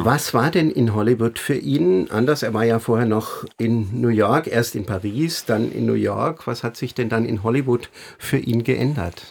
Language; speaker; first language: German; native; German